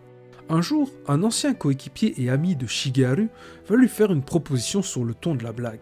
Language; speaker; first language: French; native; French